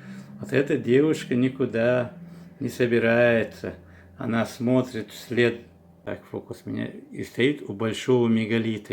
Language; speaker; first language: Russian; non-native, local second language; Chechen